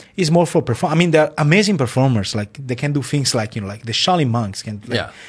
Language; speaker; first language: English; non-native, fluent; Italian